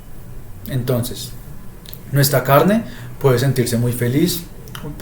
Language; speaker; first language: Spanish; native; Spanish